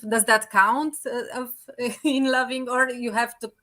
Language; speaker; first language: English; non-native, fluent; Romanian